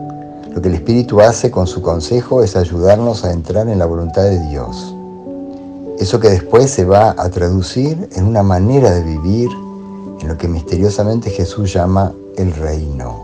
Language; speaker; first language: Spanish; native; Spanish